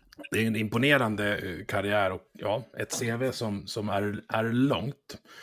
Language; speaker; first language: Swedish; native; Swedish